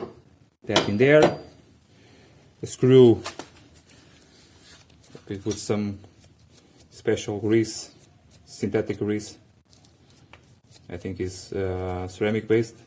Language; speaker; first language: English; non-native, fluent; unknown